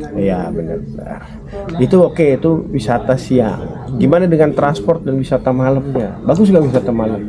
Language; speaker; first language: Indonesian; native; Indonesian